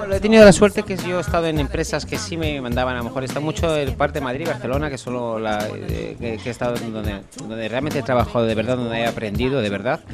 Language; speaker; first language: Spanish; native; Spanish